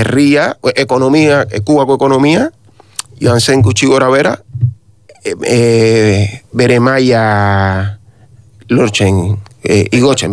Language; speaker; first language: Basque; non-native, learner; Spanish